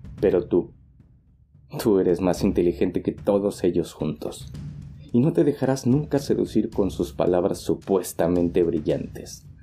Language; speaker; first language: Spanish; native; Spanish